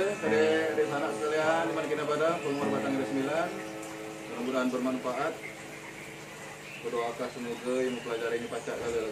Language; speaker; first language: Indonesian; non-native, local second language; Malay